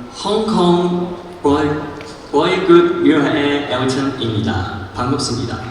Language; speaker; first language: Korean; non-native, learner; Cantonese